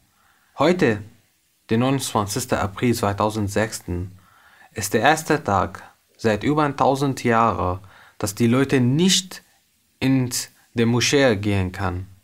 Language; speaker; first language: German; non-native, learner; Arabic